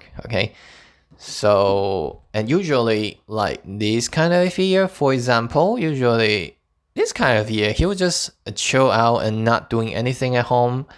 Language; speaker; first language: English; non-native, fluent; Chinese